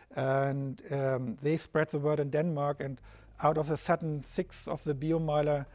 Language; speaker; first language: English; non-native, fluent; German